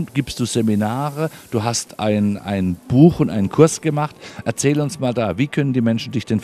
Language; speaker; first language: German; native; German